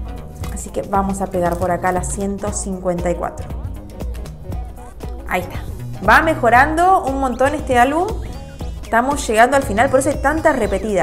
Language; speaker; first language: Spanish; native; Spanish